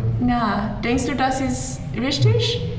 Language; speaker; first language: German; non-native, learner; English